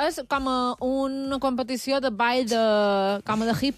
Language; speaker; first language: Catalan; native; Catalan